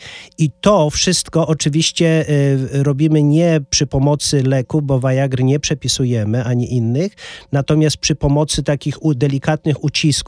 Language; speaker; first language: Polish; native; Polish